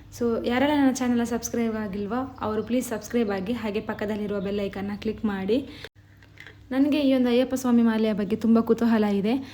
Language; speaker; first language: Kannada; non-native, local second language; Tulu